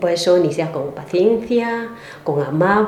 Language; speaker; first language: Spanish; non-native, learner; Chinese